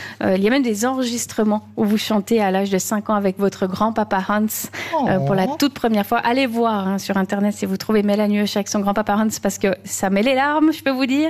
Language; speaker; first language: French; native; French